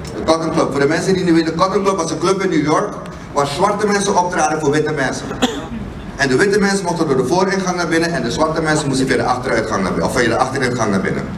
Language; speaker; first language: Dutch; native; Dutch